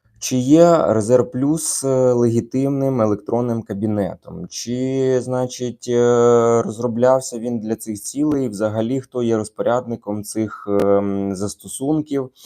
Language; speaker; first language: Ukrainian; native; Ukrainian